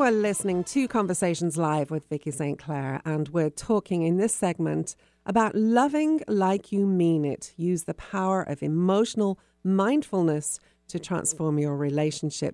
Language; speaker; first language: English; native; English